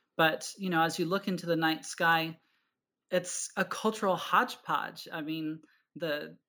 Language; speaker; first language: English; native; English